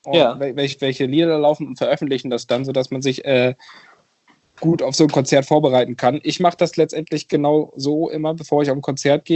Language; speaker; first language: German; native; German